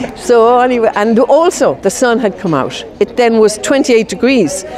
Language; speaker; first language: English; native; English